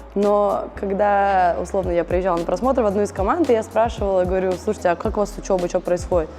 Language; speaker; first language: Russian; native; Russian